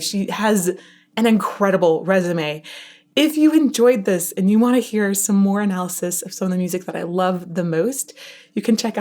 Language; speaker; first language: English; native; English